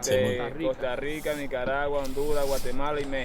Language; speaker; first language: Spanish; native; Spanish